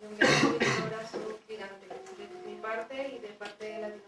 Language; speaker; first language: Spanish; native; Spanish